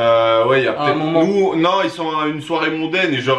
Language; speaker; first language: French; native; French